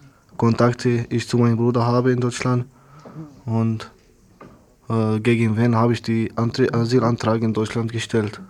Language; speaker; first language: German; non-native, learner; Arabic